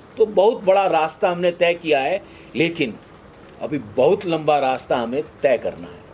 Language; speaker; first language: Hindi; native; Hindi